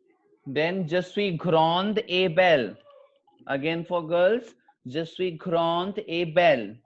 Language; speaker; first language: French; non-native, fluent; Hindi